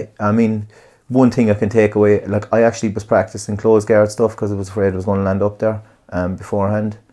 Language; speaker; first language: English; native; English